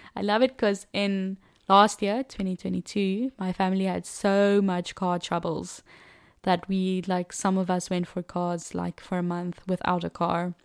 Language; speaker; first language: English; non-native, local second language; Afrikaans